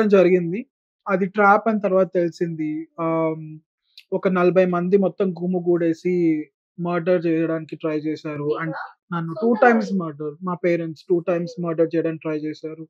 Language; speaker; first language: Telugu; native; Telugu